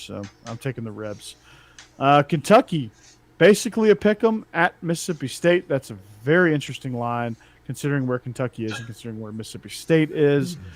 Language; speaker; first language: English; native; English